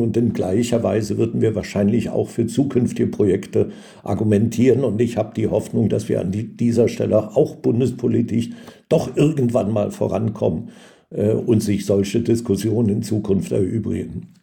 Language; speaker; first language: German; native; German